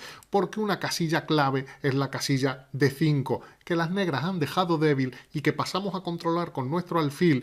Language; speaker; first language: Spanish; native; Spanish